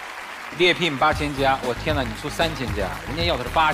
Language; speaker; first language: Chinese; native; Chinese